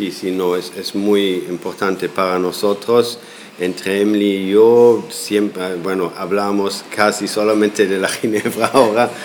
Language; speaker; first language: Spanish; non-native, fluent; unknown